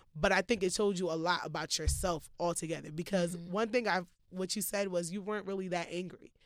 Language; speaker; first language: English; native; English